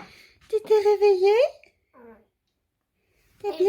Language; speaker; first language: French; native; French